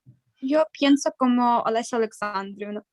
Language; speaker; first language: Spanish; non-native, learner; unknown